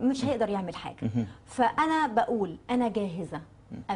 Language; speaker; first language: Arabic; native; Arabic